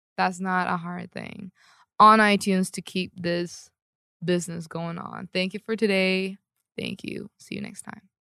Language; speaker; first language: English; non-native, fluent; Korean